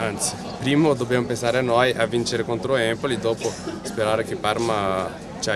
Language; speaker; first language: Italian; non-native, fluent; Portuguese